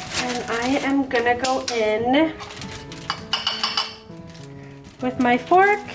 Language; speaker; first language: English; native; English